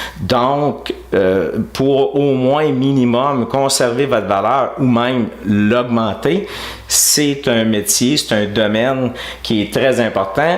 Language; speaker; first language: French; native; French